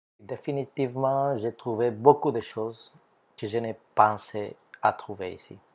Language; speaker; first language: French; non-native, fluent; Spanish